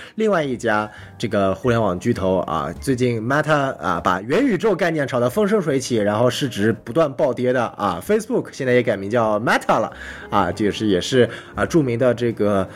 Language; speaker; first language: Chinese; native; Chinese